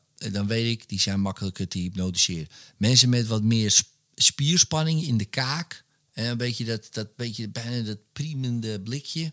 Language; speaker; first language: Dutch; native; Dutch